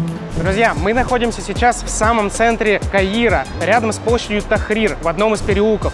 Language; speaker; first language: Russian; native; Russian